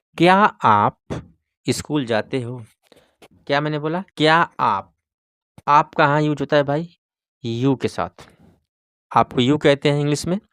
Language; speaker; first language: Hindi; native; Hindi